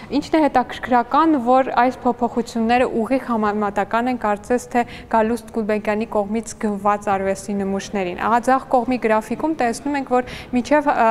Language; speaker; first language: Armenian; native; Armenian